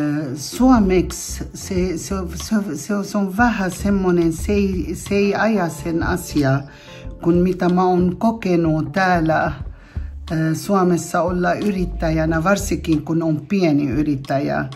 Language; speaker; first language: Finnish; non-native, fluent; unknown